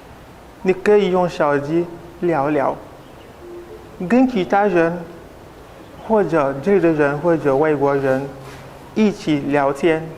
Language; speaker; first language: Chinese; non-native, learner; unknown